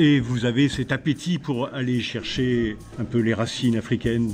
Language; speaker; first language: French; native; French